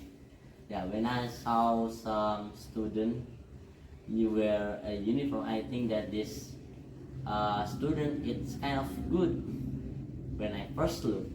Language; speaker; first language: English; non-native, learner; Indonesian